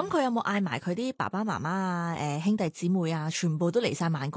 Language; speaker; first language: Cantonese; native; Cantonese